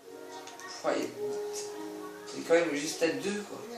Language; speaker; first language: French; native; French